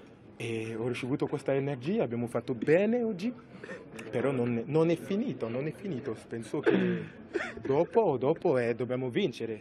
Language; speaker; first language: Italian; non-native, fluent; French